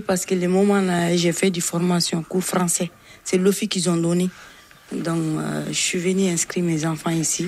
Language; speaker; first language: French; non-native, learner; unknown